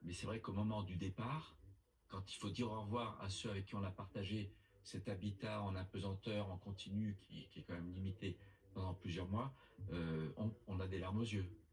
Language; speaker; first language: French; native; French